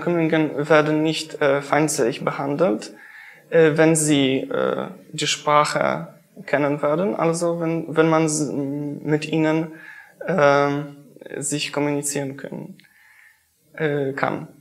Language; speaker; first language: German; non-native, fluent; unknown